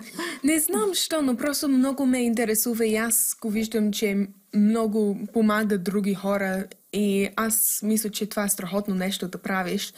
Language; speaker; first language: Bulgarian; early bilingual, heritage; English